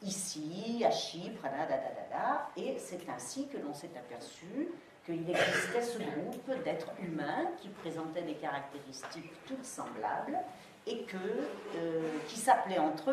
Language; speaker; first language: French; native; French